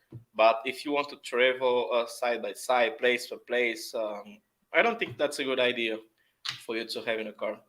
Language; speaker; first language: English; non-native, fluent; Portuguese